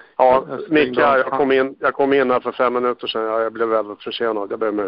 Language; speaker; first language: Swedish; native; Swedish